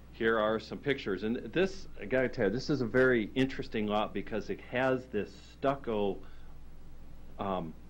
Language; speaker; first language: English; native; English